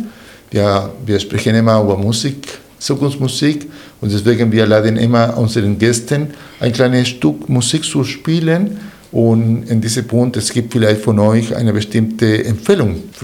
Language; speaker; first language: German; non-native, fluent; Spanish